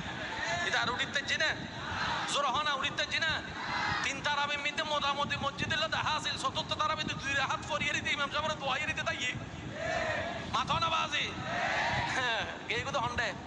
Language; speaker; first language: Bangla; non-native, local second language; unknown